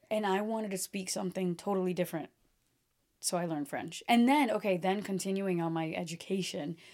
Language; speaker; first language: English; early bilingual, other home language; Portuguese